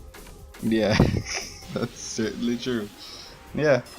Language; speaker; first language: English; native; English